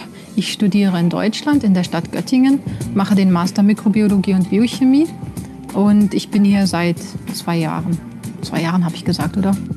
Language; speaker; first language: German; non-native, fluent; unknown